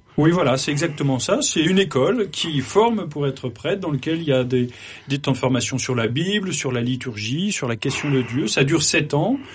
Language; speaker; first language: French; native; French